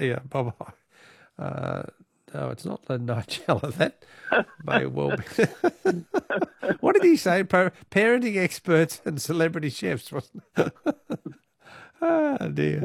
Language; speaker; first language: English; native; English